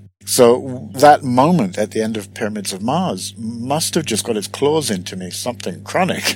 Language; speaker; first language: English; native; English